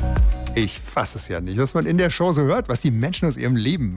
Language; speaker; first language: German; native; German